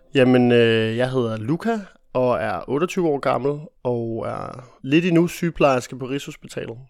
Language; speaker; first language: Danish; early bilingual, other home language; Italian